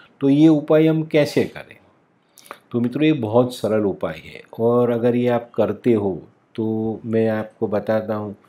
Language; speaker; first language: Hindi; non-native, local second language; Gujarati